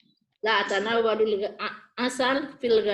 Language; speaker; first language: Arabic; non-native, learner; Indonesian